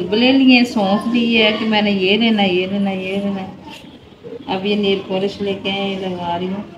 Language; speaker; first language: Urdu; non-native, local second language; Punjabi